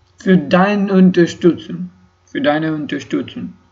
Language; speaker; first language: German; non-native, learner; Ukrainian